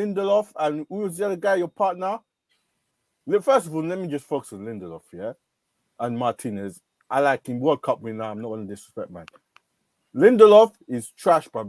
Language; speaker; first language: English; native; English